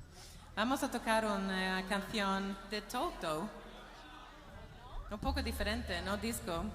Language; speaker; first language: Spanish; non-native, learner; Swedish